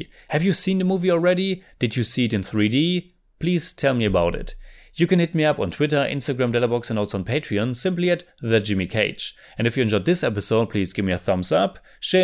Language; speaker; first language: English; non-native, fluent; German